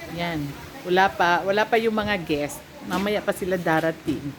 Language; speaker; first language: Filipino; non-native, local second language; Bikol